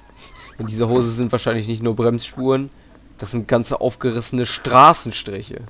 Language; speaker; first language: German; native; German